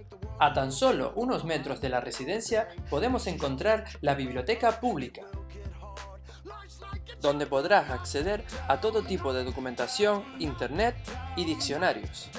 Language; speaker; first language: Spanish; native; Spanish